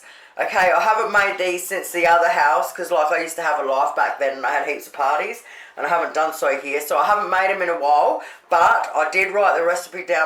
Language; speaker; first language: English; native; English